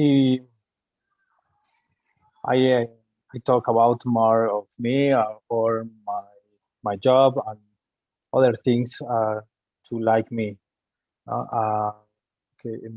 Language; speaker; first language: English; non-native, learner; Spanish